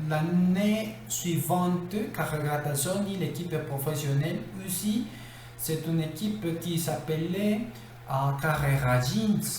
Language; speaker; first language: French; non-native, learner; Spanish